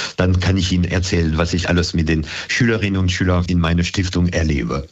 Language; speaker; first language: German; non-native, fluent; French